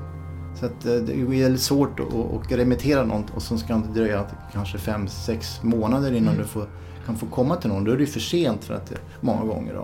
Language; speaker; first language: Swedish; native; Swedish